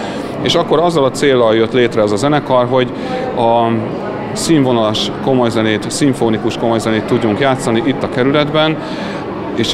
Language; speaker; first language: Hungarian; native; Hungarian